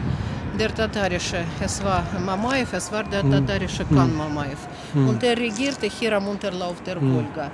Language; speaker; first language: German; non-native, fluent; Russian